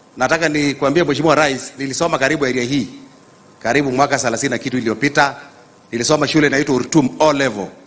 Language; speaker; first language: Swahili; non-native, local second language; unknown